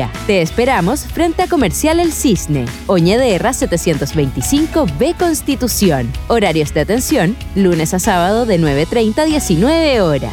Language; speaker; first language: Spanish; native; Spanish